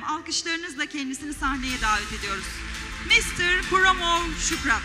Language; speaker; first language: Turkish; native; Turkish